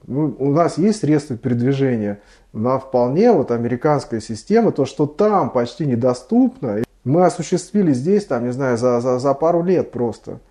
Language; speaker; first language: Russian; native; Russian